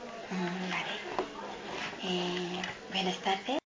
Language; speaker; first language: Spanish; non-native, learner; Filipino